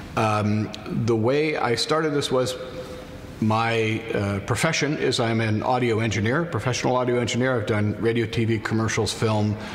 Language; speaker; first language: English; native; English